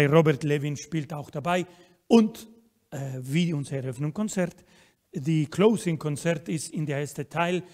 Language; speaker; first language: German; non-native, fluent; Spanish